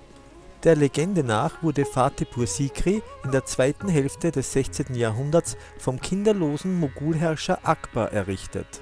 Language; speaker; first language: German; native; German